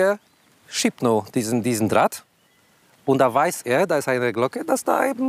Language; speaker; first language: German; non-native, fluent; Polish